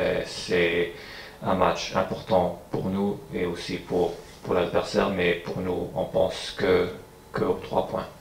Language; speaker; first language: French; non-native, fluent; English